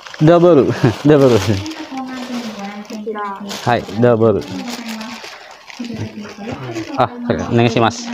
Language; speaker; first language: Japanese; non-native, learner; Indonesian